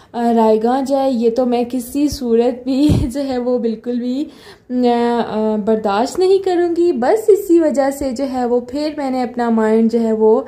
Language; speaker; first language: Urdu; native; Urdu